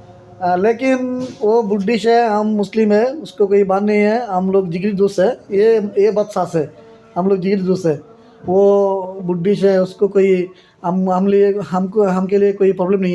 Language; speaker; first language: Hindi; non-native, fluent; Bangla